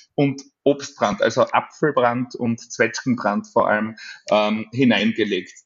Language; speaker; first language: German; native; German